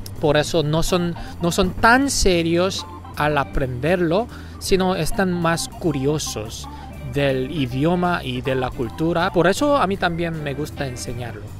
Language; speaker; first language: Spanish; non-native, fluent; Korean